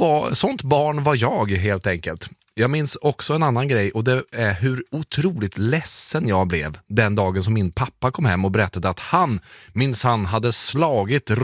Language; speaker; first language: Swedish; native; Swedish